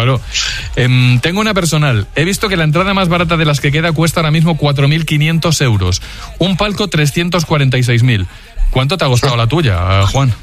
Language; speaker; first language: Spanish; native; Spanish